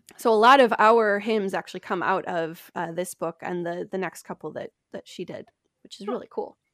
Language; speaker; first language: English; native; English